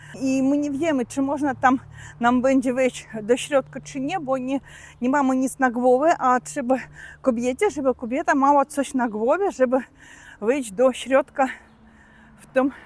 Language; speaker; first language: Polish; non-native, learner; Russian